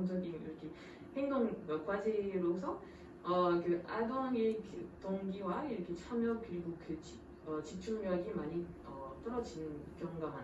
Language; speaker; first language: Korean; non-native, fluent; French